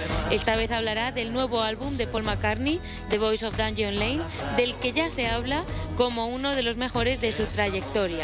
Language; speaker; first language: Spanish; native; Spanish